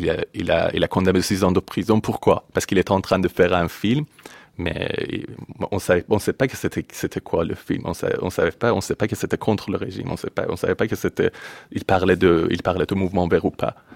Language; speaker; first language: French; non-native, fluent; Persian